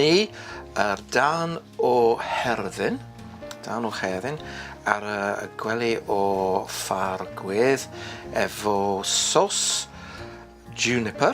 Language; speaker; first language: Welsh; non-native, learner; English